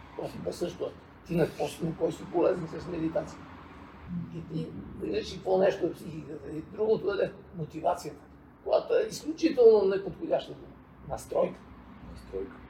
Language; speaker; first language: Bulgarian; native; Bulgarian